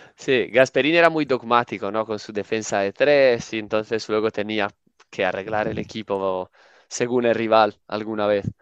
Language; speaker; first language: Spanish; non-native, fluent; Italian